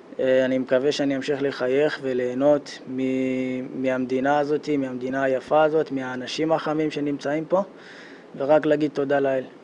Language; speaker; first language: Hebrew; early bilingual, other home language; Amharic